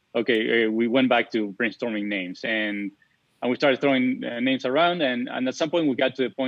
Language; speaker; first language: English; non-native, fluent; Spanish